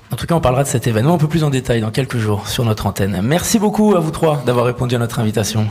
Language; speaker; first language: French; native; French